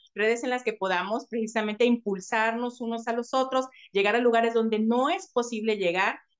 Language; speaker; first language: Spanish; native; Spanish